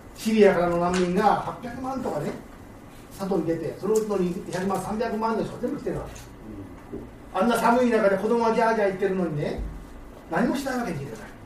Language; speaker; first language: Japanese; native; Japanese